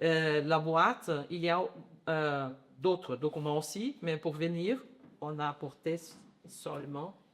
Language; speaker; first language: French; non-native, learner; Portuguese